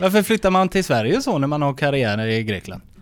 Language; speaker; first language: Swedish; native; Swedish